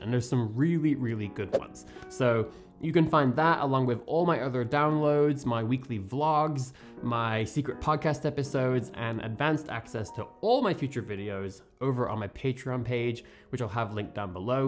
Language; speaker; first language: English; native; English